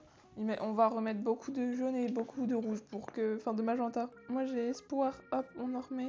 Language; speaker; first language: French; native; French